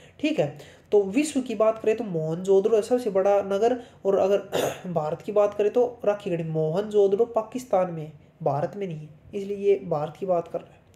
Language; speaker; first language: Hindi; native; Hindi